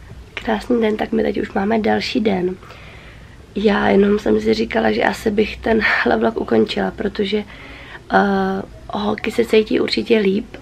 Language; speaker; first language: Czech; native; Czech